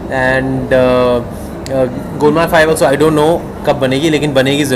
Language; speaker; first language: Hindi; native; Hindi